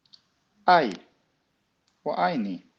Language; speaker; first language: Chinese; non-native, learner; Swedish